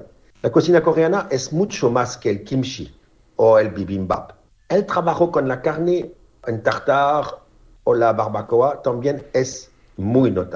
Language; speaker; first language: Spanish; non-native, fluent; French